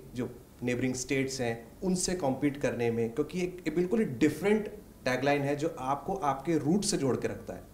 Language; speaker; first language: Hindi; native; Hindi